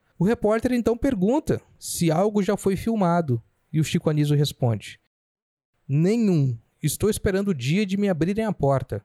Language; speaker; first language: Portuguese; native; Portuguese